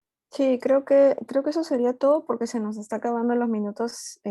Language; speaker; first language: Spanish; native; Spanish